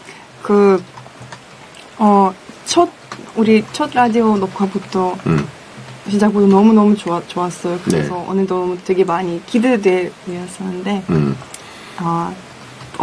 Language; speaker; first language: Korean; non-native, fluent; Russian